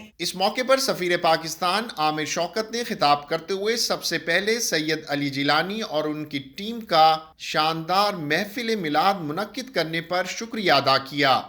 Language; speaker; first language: Urdu; native; Urdu